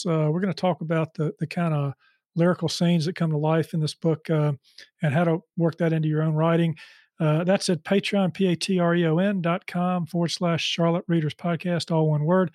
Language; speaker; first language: English; native; English